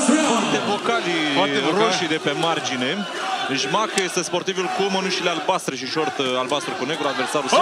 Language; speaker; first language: Romanian; native; Romanian